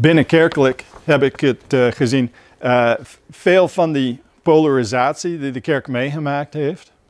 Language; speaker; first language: Dutch; non-native, fluent; English